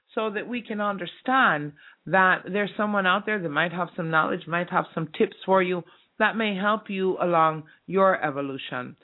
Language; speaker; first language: English; native; English